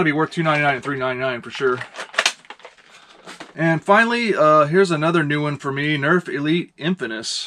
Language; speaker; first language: English; native; English